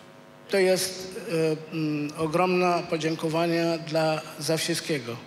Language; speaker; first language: Polish; non-native, fluent; Arabic